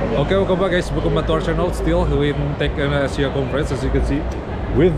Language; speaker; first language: English; non-native, fluent; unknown